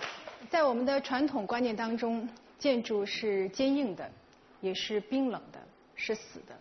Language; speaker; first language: Chinese; native; Chinese